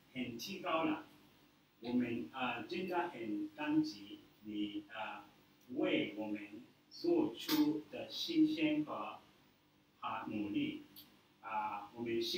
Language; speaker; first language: Chinese; non-native, learner; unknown